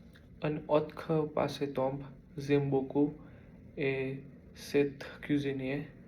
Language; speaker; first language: French; non-native, learner; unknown